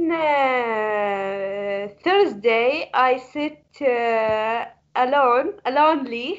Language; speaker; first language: English; non-native, learner; Arabic